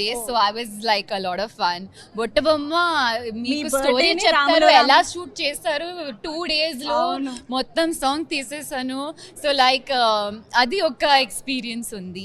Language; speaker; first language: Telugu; non-native, learner; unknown